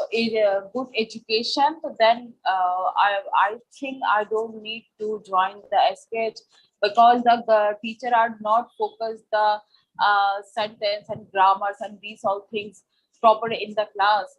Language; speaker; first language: English; non-native, learner; Urdu